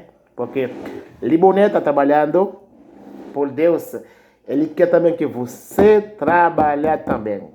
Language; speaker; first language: Portuguese; non-native, learner; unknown